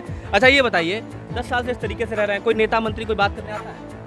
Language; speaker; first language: Hindi; native; Hindi